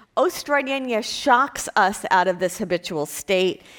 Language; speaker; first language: English; native; English